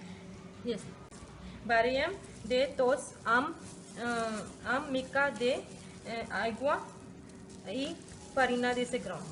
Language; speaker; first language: Catalan; non-native, learner; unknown